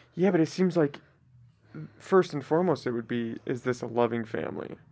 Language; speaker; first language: English; early bilingual, other home language; Spanish